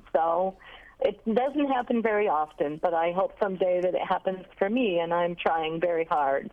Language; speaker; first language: English; native; English